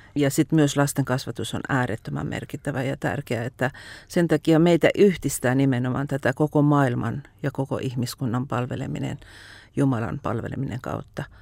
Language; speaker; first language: Finnish; non-native, fluent; Persian